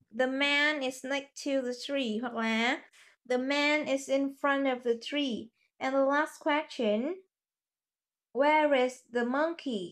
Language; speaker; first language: English; non-native, fluent; Vietnamese